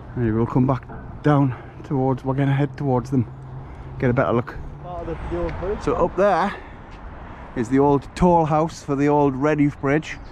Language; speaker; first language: English; native; English